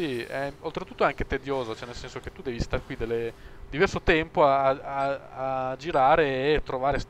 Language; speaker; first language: Italian; native; Italian